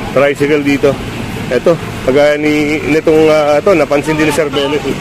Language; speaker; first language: Filipino; native; Filipino